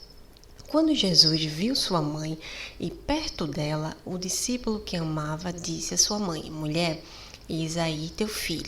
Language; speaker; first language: Portuguese; native; Portuguese